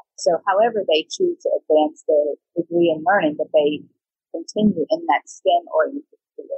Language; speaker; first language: English; native; English